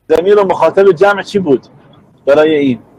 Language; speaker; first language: Persian; native; Persian